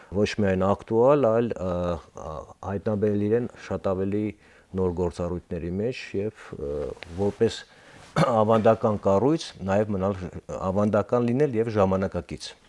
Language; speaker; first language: Armenian; native; Armenian